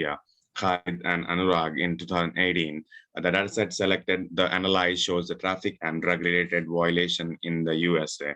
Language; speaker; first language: English; non-native, local second language; Urdu